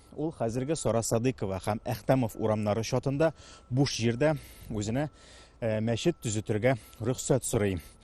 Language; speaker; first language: Tatar; native; Tatar